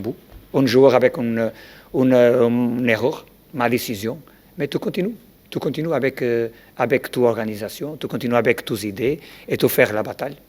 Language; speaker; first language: French; non-native, learner; Portuguese